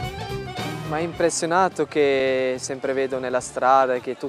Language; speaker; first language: Italian; non-native, fluent; German